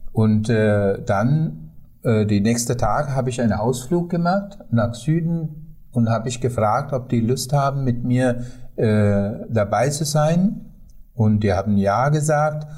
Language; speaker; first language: German; non-native, fluent; Sinhala